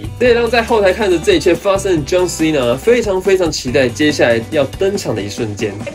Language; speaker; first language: Chinese; native; Chinese